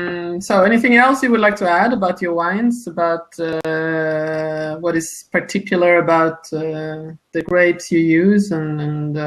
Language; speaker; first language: English; non-native, fluent; Italian